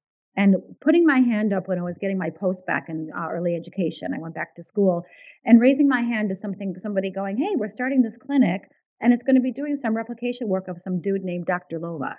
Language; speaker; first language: English; early bilingual, other home language; Ukrainian